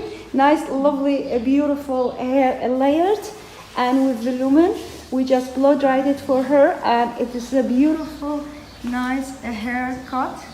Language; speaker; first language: English; non-native, fluent; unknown